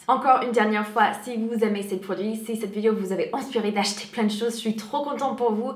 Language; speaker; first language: French; non-native, fluent; English